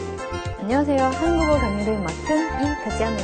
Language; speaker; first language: Korean; non-native, fluent; Russian